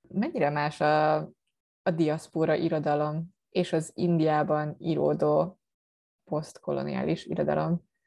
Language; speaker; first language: Hungarian; native; Hungarian